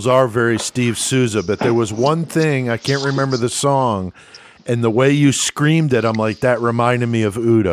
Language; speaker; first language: English; native; English